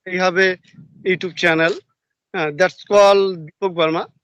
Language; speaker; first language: English; non-native, learner; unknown